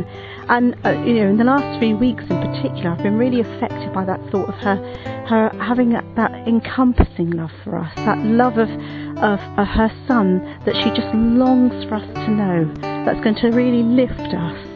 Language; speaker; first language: English; native; English